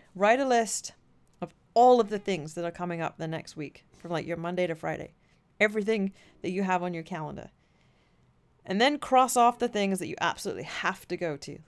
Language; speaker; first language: English; native; English